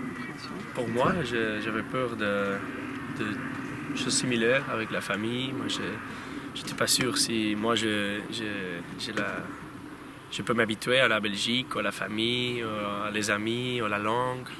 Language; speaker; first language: French; non-native, learner; Spanish